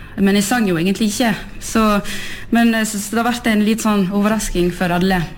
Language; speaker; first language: Norwegian; early bilingual, heritage; French